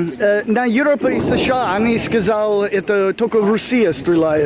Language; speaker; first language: Russian; non-native, learner; English